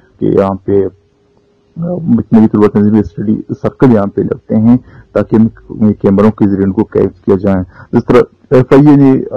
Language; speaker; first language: Urdu; non-native, local second language; Baluchi